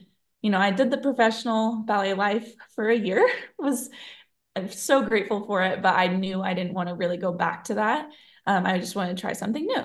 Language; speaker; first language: English; native; English